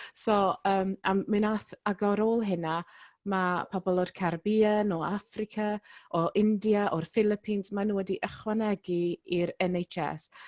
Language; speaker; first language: Welsh; non-native, local second language; English